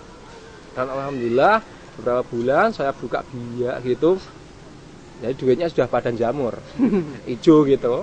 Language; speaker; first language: Indonesian; non-native, local second language; Javanese